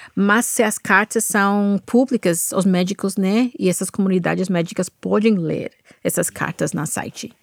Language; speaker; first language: Portuguese; non-native, fluent; English